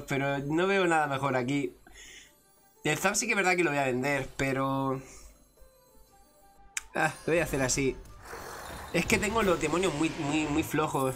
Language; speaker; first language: Spanish; native; Spanish